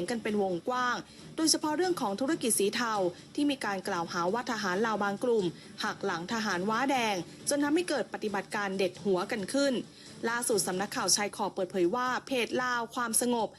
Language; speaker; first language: Thai; native; Thai